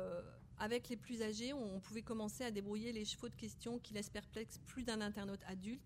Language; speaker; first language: French; native; French